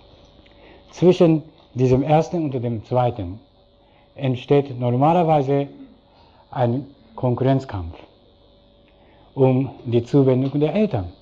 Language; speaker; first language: German; non-native, fluent; Japanese